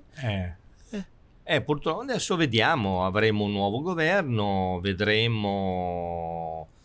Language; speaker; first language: Italian; native; Italian